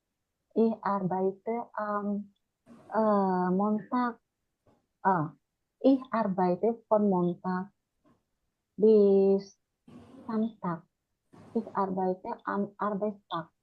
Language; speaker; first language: German; non-native, learner; Indonesian